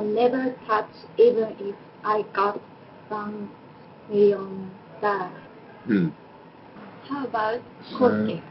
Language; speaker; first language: English; non-native, learner; Japanese